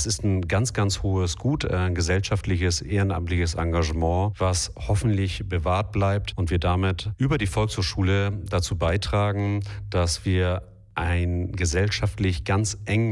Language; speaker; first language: German; native; German